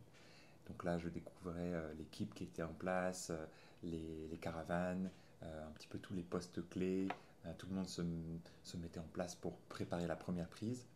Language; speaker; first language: French; native; French